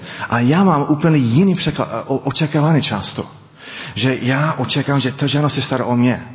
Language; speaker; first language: Czech; non-native, learner; English